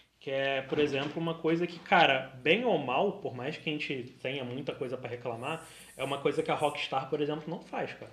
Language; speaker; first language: Portuguese; native; Portuguese